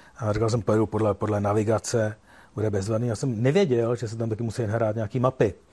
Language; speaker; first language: Czech; native; Czech